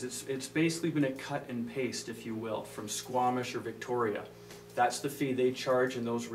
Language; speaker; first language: English; native; English